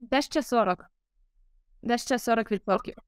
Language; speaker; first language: Ukrainian; native; Ukrainian